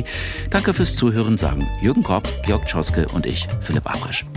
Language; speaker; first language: German; native; German